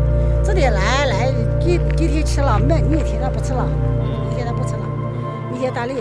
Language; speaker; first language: Chinese; non-native, local second language; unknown